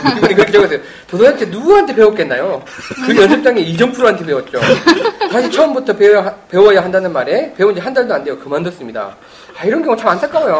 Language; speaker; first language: Korean; native; Korean